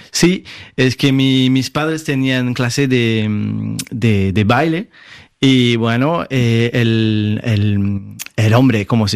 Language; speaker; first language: Spanish; non-native, fluent; French